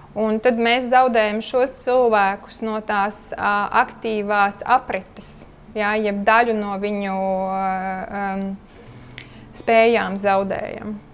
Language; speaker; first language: Latvian; early bilingual, heritage; Latvian